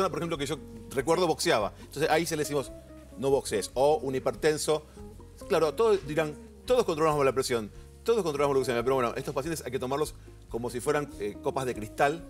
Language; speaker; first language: Spanish; native; Spanish